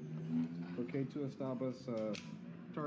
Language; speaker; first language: Spanish; non-native, learner; English